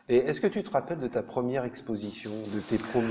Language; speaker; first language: French; native; French